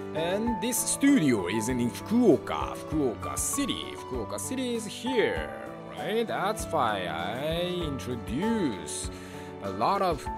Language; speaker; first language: English; non-native, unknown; Japanese